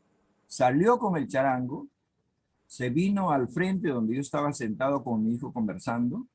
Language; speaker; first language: Spanish; native; Spanish